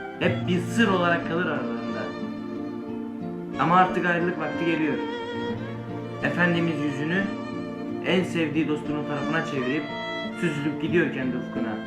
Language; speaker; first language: Turkish; native; Turkish